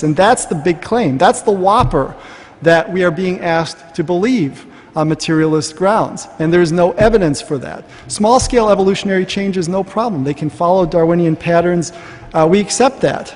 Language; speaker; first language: English; native; English